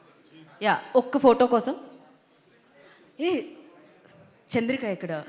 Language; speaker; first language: Telugu; native; Telugu